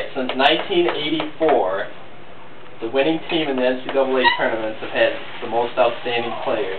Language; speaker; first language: English; native; English